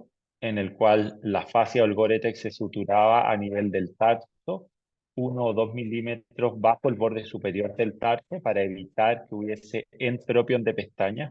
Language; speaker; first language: Spanish; native; Spanish